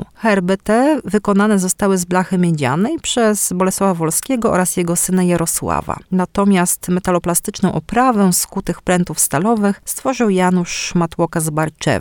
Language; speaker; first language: Polish; native; Polish